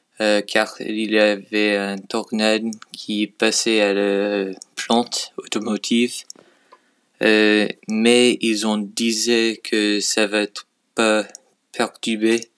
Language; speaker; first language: French; non-native, learner; English